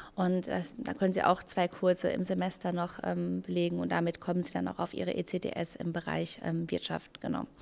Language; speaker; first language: German; native; German